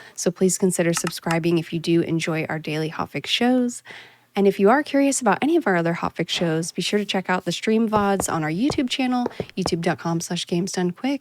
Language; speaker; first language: English; native; English